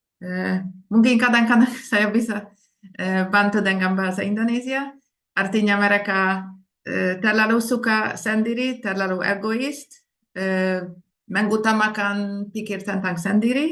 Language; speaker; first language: Indonesian; non-native, fluent; Hungarian